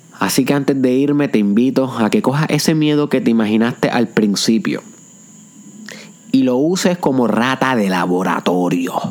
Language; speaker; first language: Spanish; native; Spanish